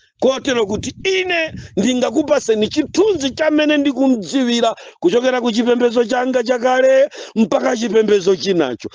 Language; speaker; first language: Nyanja; non-native, local second language; Yao